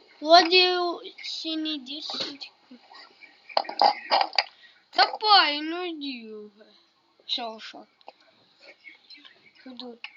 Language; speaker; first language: Russian; native; Russian